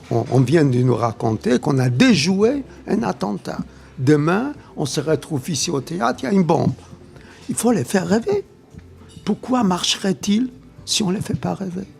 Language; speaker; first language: French; non-native, fluent; Polish